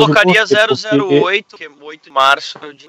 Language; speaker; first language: Portuguese; native; Portuguese